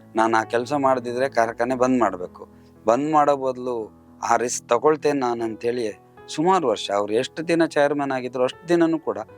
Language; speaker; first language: Kannada; native; Kannada